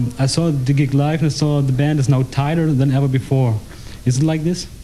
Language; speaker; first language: English; non-native, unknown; German